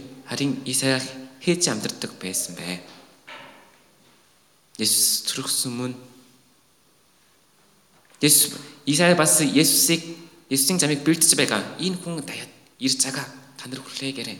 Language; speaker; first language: Mongolian; non-native, learner; Korean